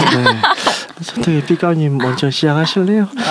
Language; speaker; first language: Korean; native; Korean